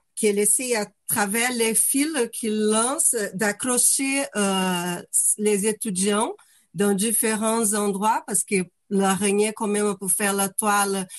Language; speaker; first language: French; non-native, fluent; Portuguese